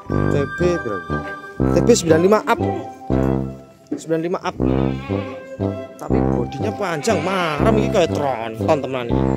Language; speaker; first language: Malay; non-native, local second language; Javanese